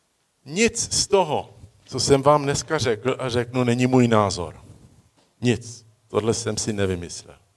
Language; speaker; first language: Czech; early bilingual, heritage; Czech